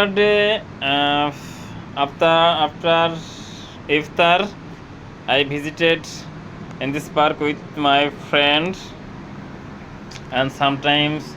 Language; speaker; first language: English; non-native, learner; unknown